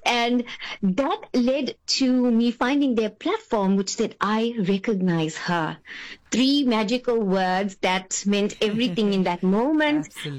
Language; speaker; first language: English; native; English